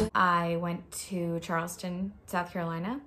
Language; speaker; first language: English; native; English